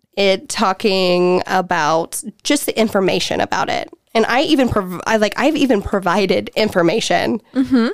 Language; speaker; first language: English; native; English